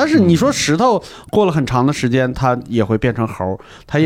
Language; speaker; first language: Chinese; native; Chinese